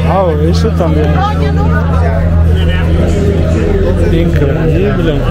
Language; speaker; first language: Spanish; non-native, learner; Italian